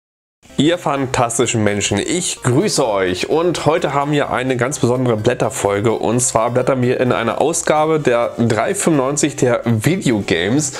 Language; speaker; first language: German; native; German